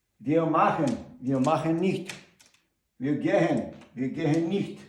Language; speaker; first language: German; non-native, learner; Ukrainian